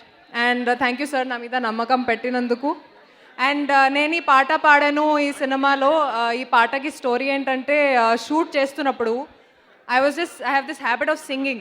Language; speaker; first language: Telugu; non-native, fluent; Hindi